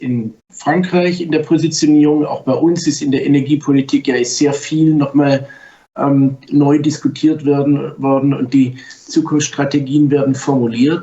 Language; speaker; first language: German; native; German